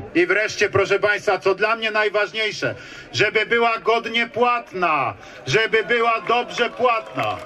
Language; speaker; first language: Polish; native; Polish